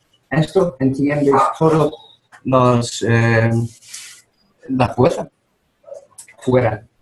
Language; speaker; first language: Spanish; non-native, learner; English